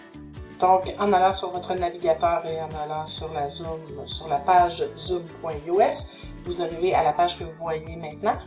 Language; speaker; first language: French; native; French